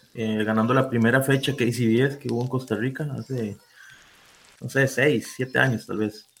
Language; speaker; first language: Spanish; native; Spanish